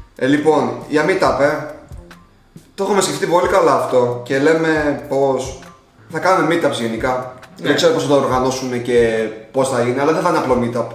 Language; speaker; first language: Greek; early bilingual, other home language; Russian